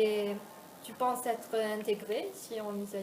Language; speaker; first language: French; non-native, fluent; Italian